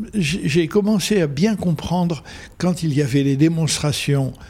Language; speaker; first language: French; non-native, local second language; Arabic